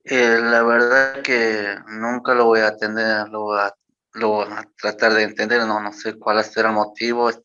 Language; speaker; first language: Spanish; native; Spanish